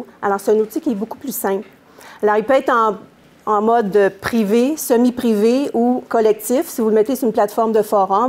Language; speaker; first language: French; native; French